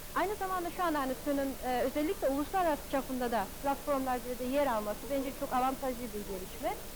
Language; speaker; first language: Turkish; early bilingual, heritage; Turkish